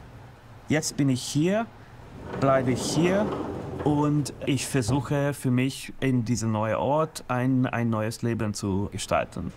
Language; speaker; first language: German; non-native, fluent; Hungarian